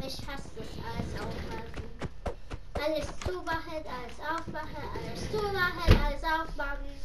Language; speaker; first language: German; non-native, learner; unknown